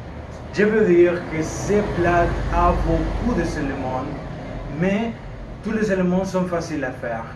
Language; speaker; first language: French; non-native, learner; Spanish